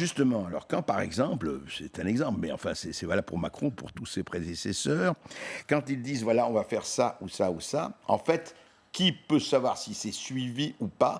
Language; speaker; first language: French; native; French